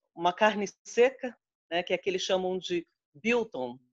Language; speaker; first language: Portuguese; native; Portuguese